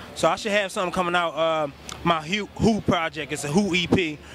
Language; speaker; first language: English; native; English